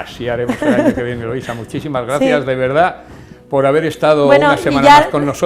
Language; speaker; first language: Spanish; native; Spanish